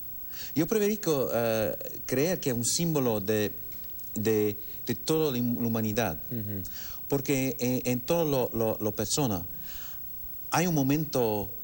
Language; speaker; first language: Spanish; non-native, fluent; English